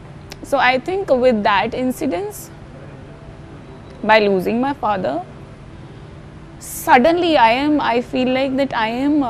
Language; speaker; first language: English; non-native, local second language; Hindi